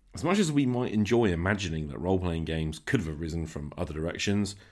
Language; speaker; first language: English; native; English